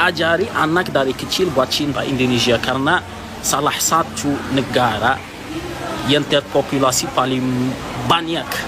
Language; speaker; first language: Indonesian; non-native, fluent; Arabic